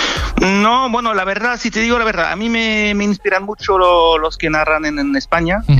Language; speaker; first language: Spanish; non-native, fluent; French